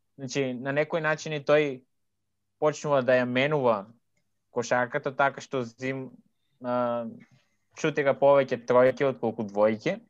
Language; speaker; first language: Macedonian; native; Macedonian